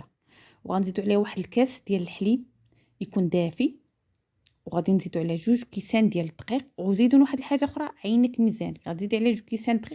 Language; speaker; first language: Arabic; native; Arabic